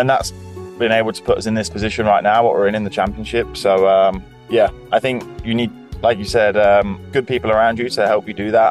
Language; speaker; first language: English; native; English